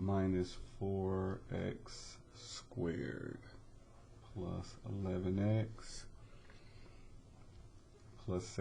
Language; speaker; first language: English; native; English